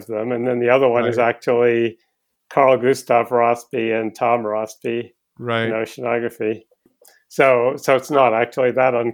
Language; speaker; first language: English; native; English